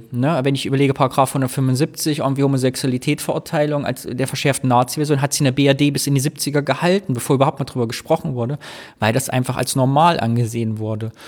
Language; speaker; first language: German; native; German